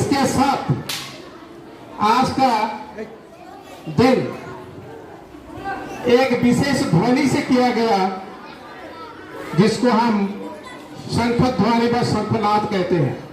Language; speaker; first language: Hindi; non-native, local second language; Odia